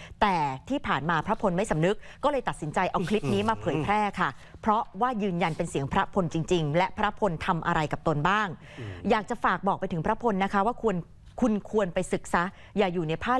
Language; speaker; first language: Thai; native; Thai